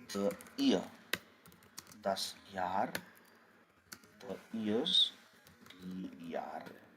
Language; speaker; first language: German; non-native, fluent; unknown